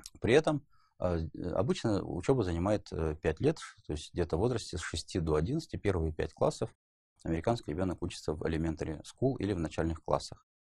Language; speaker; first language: Russian; native; Russian